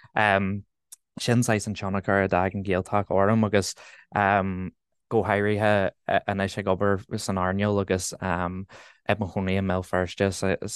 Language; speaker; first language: Irish; non-native, local second language; English